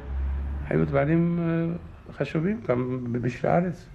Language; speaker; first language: Hebrew; non-native, fluent; German